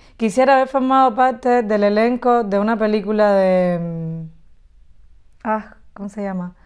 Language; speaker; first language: Spanish; native; Spanish